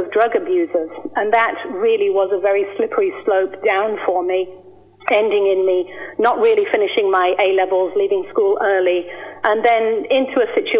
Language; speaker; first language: English; native; English